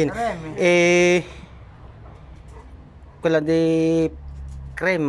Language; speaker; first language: Italian; non-native, learner; Filipino